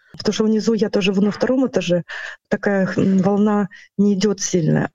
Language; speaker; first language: Russian; non-native, local second language; Ukrainian